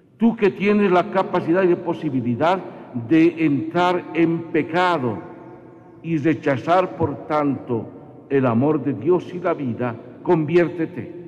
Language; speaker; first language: Spanish; native; Spanish